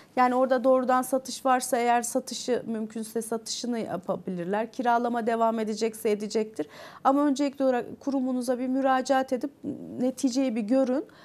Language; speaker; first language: Turkish; native; Turkish